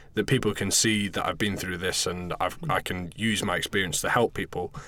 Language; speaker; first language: English; native; English